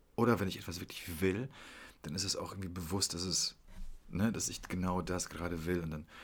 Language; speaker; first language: German; early bilingual, other home language; Polish